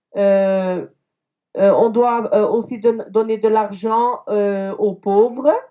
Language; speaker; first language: French; early bilingual, other home language; Turkish